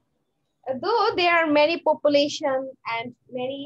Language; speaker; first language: English; non-native, learner; Bangla